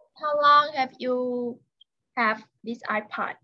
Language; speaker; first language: English; non-native, fluent; Vietnamese